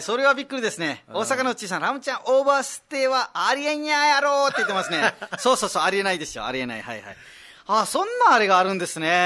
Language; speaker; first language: Japanese; non-native, fluent; Nepali